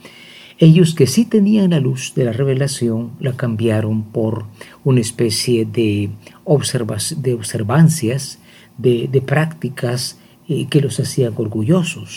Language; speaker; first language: Spanish; native; Spanish